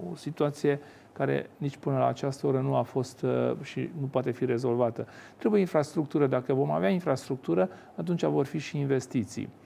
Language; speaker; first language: Romanian; non-native, local second language; Hungarian